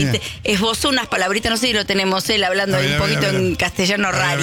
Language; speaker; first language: Spanish; native; Spanish